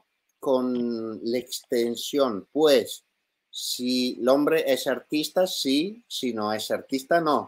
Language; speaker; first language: Spanish; non-native, learner; Italian